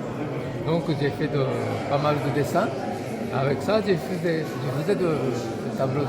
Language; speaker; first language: French; non-native, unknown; Japanese